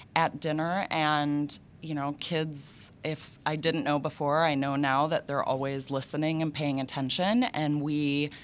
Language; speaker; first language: English; native; English